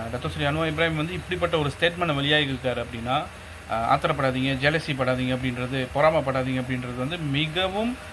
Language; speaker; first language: Tamil; early bilingual, heritage; Tamil